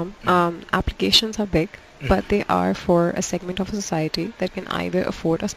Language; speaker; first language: English; non-native, local second language; Urdu